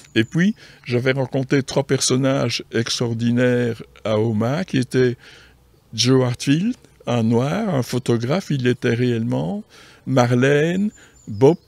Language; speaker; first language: French; native; French